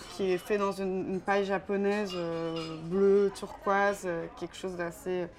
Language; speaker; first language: French; native; French